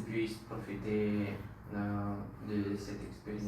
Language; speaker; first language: French; non-native, fluent; Bulgarian